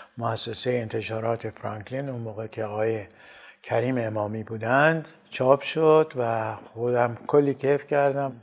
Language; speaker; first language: Persian; native; Persian